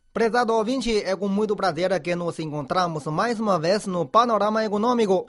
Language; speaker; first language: Portuguese; non-native, fluent; Chinese